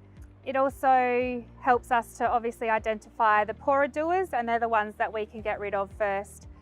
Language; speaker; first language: English; native; English